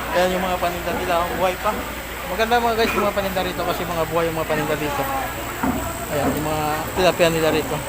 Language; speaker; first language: Filipino; native; Filipino